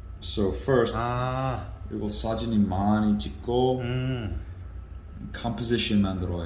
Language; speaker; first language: Korean; non-native, learner; English